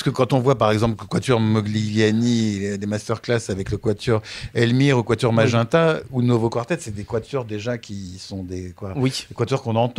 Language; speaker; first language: French; native; French